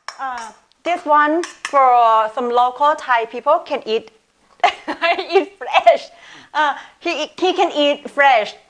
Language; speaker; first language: English; non-native, local second language; Thai